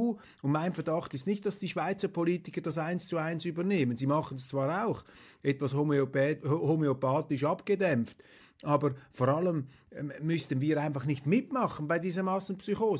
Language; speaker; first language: German; native; German